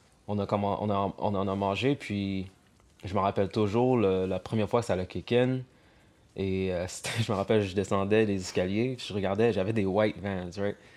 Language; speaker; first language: French; early bilingual, heritage; French